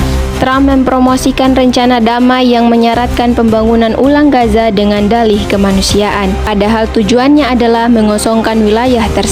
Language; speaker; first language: Indonesian; native; Indonesian